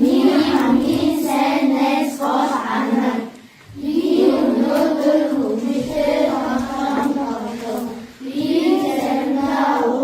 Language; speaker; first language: Mongolian; non-native, learner; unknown